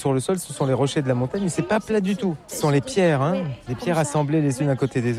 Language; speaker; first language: French; native; French